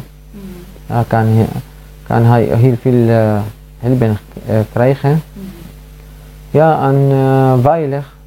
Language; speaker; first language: Dutch; non-native, learner; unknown